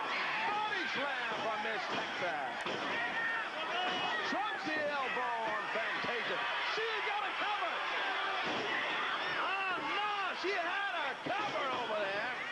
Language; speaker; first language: English; native; English